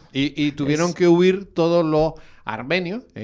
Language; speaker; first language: Spanish; native; Spanish